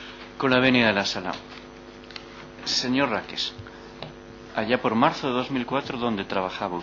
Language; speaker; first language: Spanish; native; Spanish